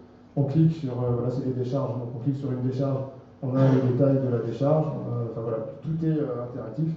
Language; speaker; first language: French; native; French